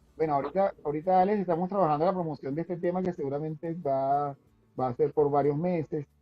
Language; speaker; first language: Spanish; native; Spanish